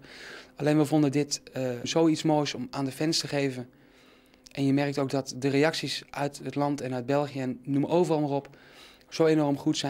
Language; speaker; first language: Dutch; native; Dutch